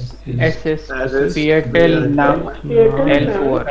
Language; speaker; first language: German; non-native, learner; Hindi